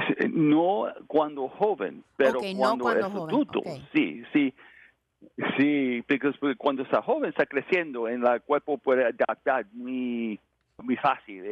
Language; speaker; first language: Spanish; non-native, learner; English